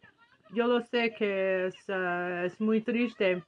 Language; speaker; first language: Spanish; non-native, learner; English